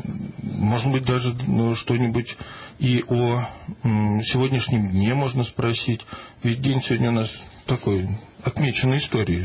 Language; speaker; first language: Russian; native; Russian